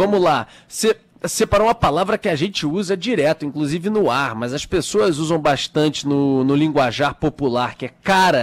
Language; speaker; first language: Portuguese; native; Portuguese